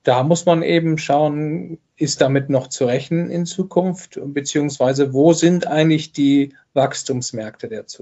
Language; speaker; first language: German; native; German